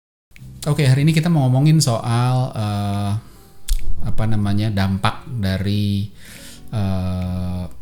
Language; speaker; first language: Indonesian; native; Indonesian